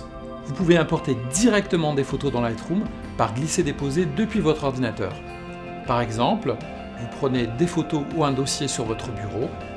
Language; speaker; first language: French; native; French